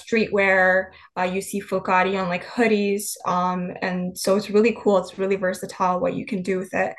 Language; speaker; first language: English; native; English